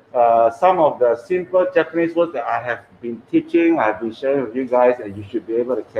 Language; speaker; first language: English; non-native, fluent; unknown